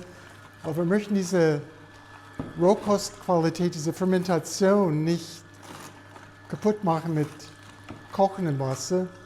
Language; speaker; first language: German; non-native, fluent; English